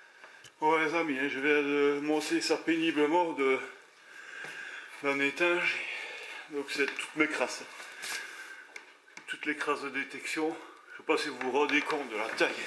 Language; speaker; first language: French; native; French